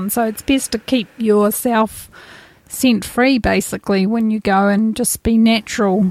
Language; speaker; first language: English; native; English